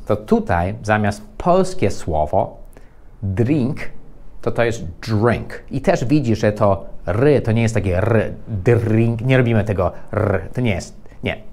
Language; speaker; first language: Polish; non-native, fluent; English